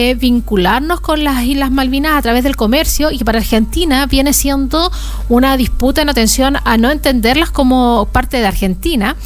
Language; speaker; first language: Spanish; native; Spanish